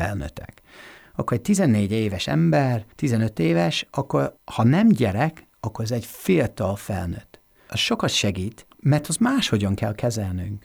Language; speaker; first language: Hungarian; non-native, fluent; English